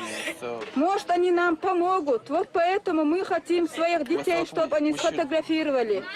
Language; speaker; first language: Russian; non-native, local second language; Chechen